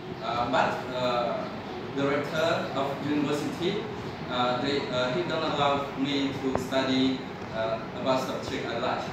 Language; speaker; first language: English; non-native, learner; Khmer